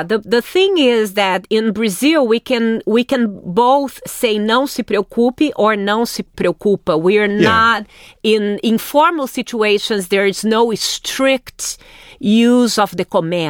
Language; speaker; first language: English; non-native, fluent; Portuguese